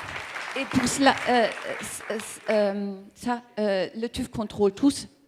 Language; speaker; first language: French; non-native, learner; German